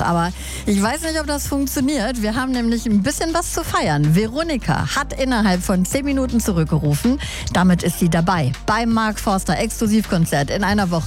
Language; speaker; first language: German; native; German